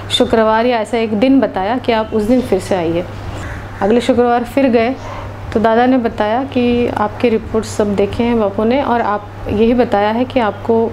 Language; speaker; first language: Hindi; non-native, local second language; Marathi